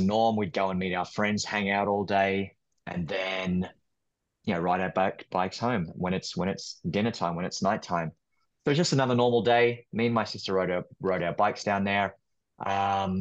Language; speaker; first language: English; native; English